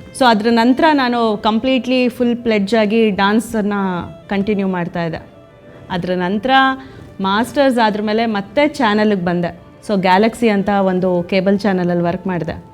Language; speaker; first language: Kannada; native; Kannada